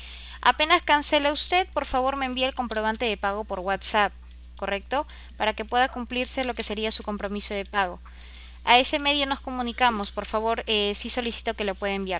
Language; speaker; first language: Spanish; native; Spanish